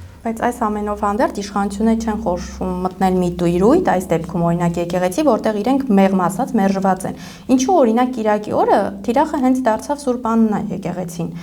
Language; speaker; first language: Armenian; native; Armenian